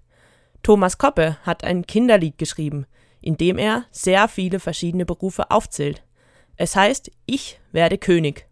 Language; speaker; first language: German; native; German